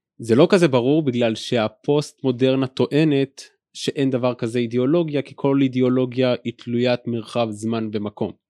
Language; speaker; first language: Hebrew; native; Hebrew